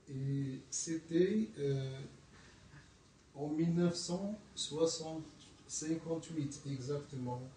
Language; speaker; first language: French; non-native, local second language; Arabic